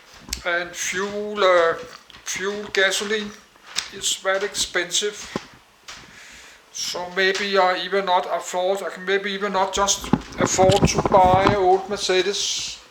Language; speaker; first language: English; non-native, learner; Danish